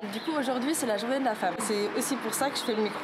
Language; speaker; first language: French; native; French